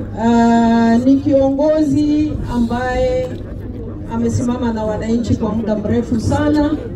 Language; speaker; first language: Swahili; non-native, local second language; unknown